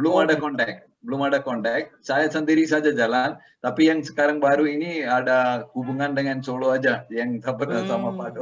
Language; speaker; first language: Indonesian; non-native, learner; Tamil